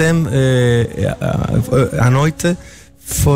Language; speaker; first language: Portuguese; non-native, learner; Spanish